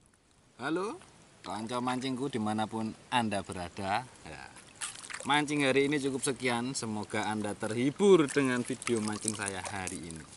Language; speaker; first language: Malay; non-native, local second language; Javanese